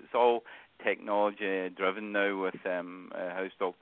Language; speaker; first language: English; native; English